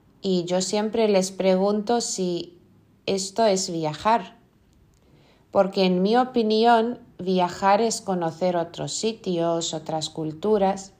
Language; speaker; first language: Spanish; non-native, fluent; Lithuanian